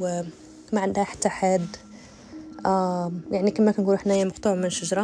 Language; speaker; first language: Arabic; native; Arabic